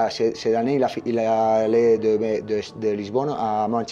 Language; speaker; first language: French; non-native, learner; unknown